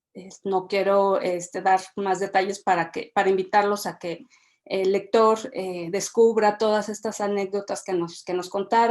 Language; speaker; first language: Spanish; native; Spanish